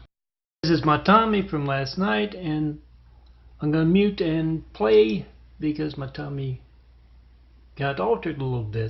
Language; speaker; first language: English; native; English